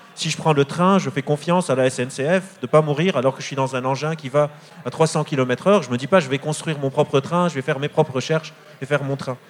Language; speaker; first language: French; non-native, local second language; Arabic